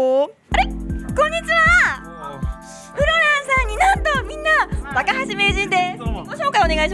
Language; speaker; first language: Japanese; native; Japanese